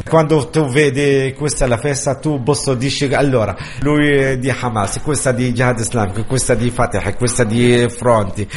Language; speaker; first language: Italian; non-native, learner; Arabic